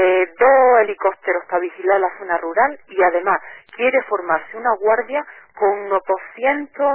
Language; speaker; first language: Spanish; native; Spanish